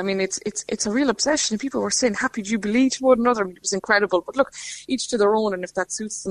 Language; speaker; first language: English; non-native, fluent; Lithuanian